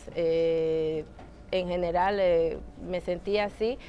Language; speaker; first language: Spanish; native; Spanish